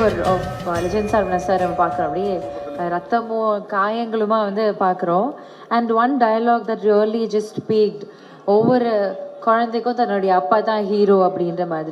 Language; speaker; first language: Tamil; native; Tamil